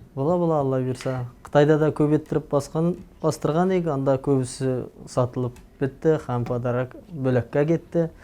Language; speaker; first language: Tatar; early bilingual, heritage; Tatar